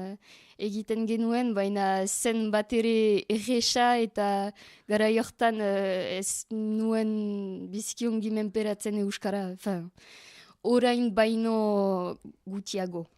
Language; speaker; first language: Basque; non-native, learner; French